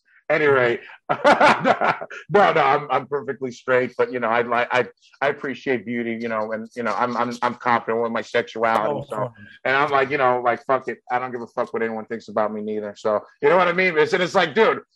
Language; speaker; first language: English; early bilingual, other home language; Spanish